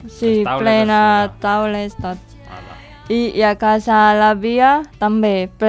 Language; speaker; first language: Catalan; non-native, learner; Indonesian